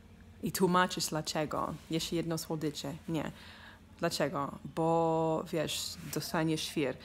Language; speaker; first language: Polish; early bilingual, heritage; Polish